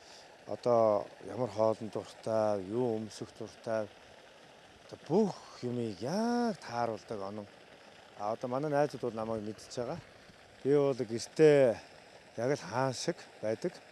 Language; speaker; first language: Mongolian; native; Mongolian